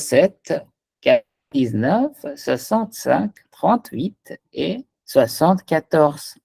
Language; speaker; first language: French; non-native, fluent; Hindi